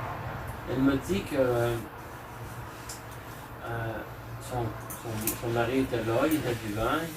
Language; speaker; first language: French; native; French